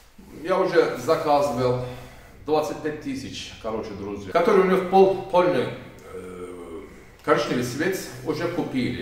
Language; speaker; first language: Russian; non-native, learner; Turkish